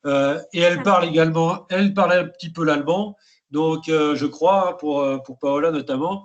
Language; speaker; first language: French; native; French